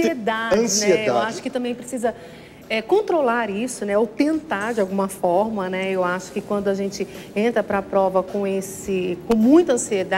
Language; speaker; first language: Portuguese; native; Portuguese